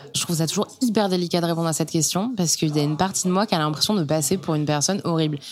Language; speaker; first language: French; native; French